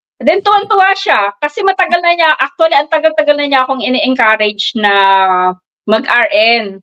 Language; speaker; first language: Filipino; native; Filipino